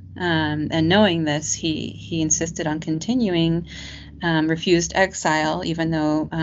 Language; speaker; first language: English; native; English